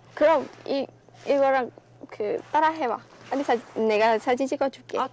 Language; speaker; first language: Korean; non-native, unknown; Vietnamese